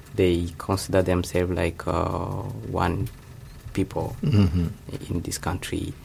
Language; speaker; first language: English; non-native, local second language; Kinyarwanda